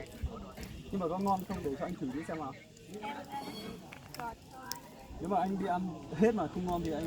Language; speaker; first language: Vietnamese; non-native, local second language; Hmong